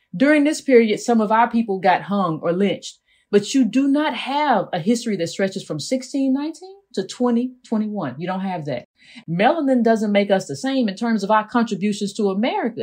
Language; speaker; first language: English; native; English